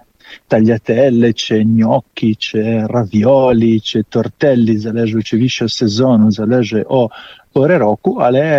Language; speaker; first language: Polish; non-native, fluent; Italian